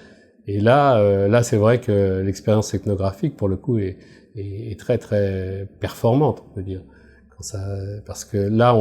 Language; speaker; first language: French; native; French